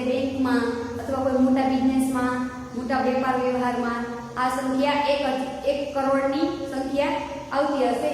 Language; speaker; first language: Gujarati; native; Gujarati